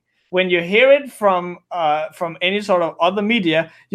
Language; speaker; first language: English; non-native, fluent; Danish